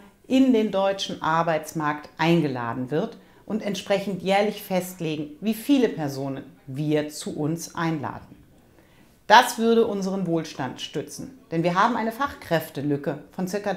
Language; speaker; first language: German; native; German